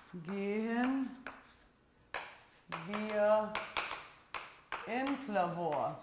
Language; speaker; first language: German; non-native, fluent; Italian